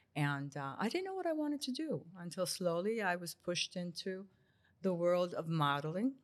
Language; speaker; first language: English; early bilingual, other home language; Spanish